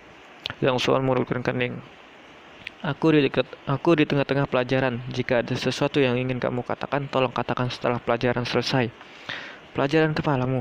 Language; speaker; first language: Indonesian; native; Indonesian